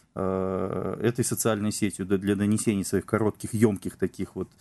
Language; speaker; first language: Russian; native; Russian